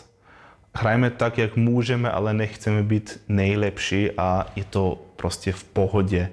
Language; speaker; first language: Czech; non-native, fluent; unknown